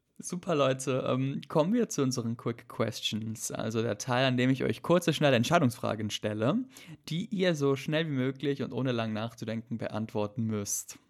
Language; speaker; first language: German; native; German